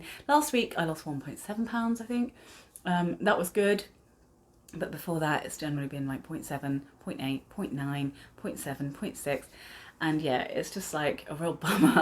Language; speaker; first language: English; native; English